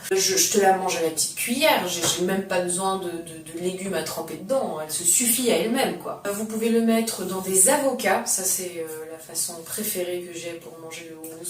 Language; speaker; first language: French; native; French